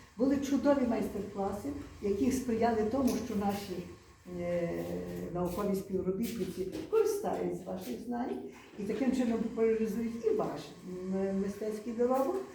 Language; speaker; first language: Ukrainian; native; Ukrainian